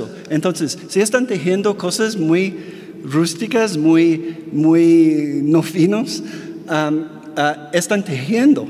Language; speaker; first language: Spanish; non-native, fluent; English